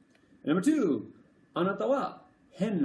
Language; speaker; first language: Japanese; non-native, fluent; English